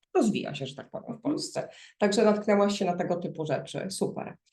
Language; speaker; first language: Polish; native; Polish